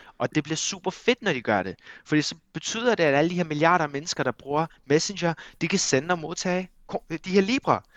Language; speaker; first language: Danish; early bilingual, other home language; Armenian